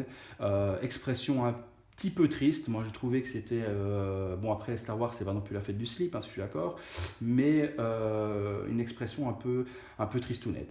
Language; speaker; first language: French; native; French